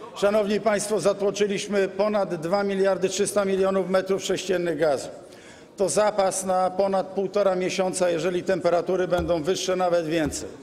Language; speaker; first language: Polish; native; Polish